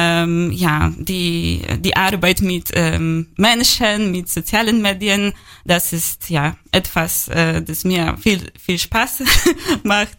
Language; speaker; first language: German; non-native, learner; Polish